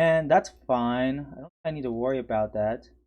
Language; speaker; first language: English; native; English